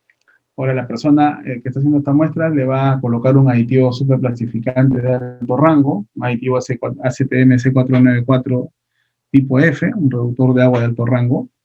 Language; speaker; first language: Spanish; native; Spanish